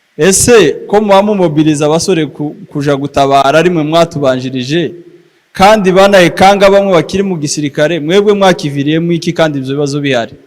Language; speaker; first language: Kinyarwanda; native; Kinyarwanda